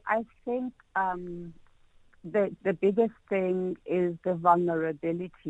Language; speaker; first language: English; non-native, local second language; Xhosa